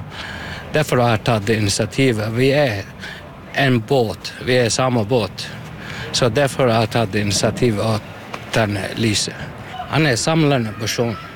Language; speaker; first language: Norwegian; non-native, learner; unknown